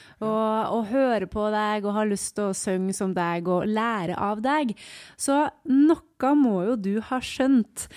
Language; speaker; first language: Norwegian; native; Norwegian